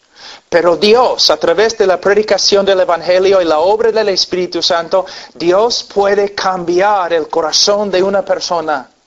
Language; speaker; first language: Spanish; non-native, fluent; English